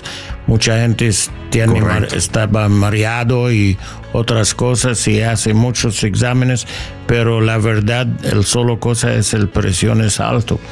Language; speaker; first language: Spanish; non-native, learner; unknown